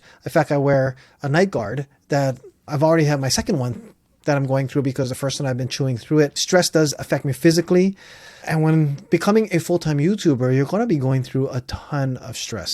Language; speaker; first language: English; native; English